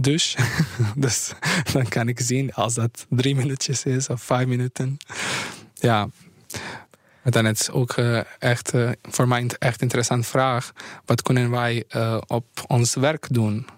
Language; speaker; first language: Dutch; non-native, fluent; Bosnian